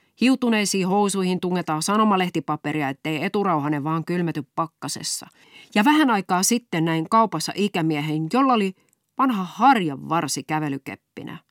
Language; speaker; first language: Finnish; native; Finnish